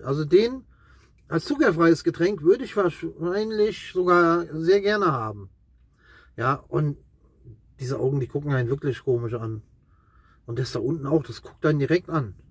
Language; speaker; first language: German; native; German